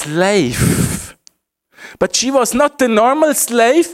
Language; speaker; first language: English; non-native, fluent; Swiss German